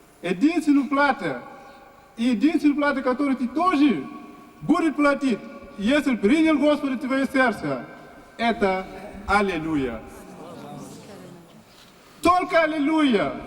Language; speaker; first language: Russian; non-native, fluent; Portuguese